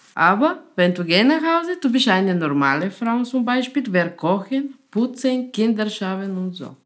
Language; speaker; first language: German; non-native, learner; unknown